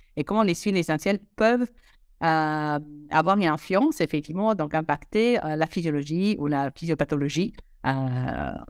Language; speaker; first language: French; non-native, fluent; English